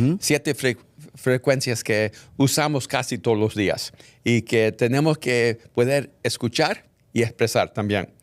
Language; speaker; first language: Spanish; early bilingual, heritage; English